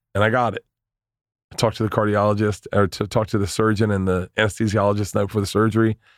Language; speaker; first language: English; native; English